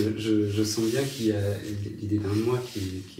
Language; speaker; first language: French; native; French